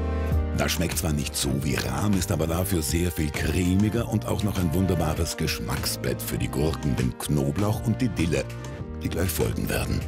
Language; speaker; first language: German; native; German